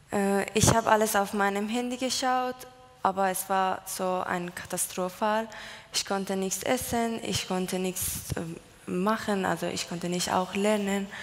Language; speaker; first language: German; non-native, learner; Persian